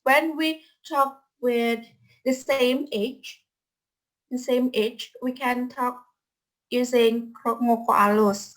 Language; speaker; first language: English; non-native, fluent; Indonesian